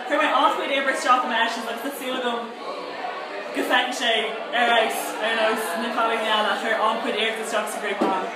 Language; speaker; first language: Irish; non-native, local second language; English